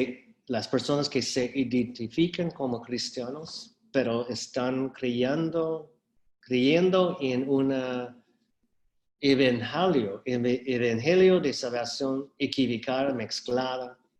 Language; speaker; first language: Spanish; non-native, fluent; English